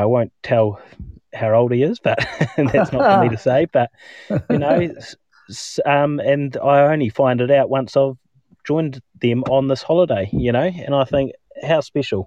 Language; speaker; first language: English; native; English